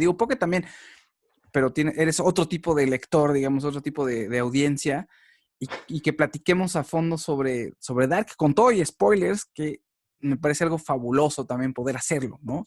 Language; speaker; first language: Spanish; native; Spanish